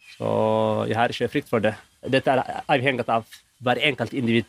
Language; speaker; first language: Norwegian; non-native, fluent; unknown